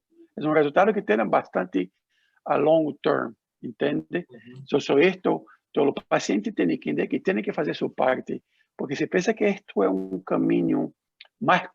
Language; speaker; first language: Spanish; non-native, learner; Portuguese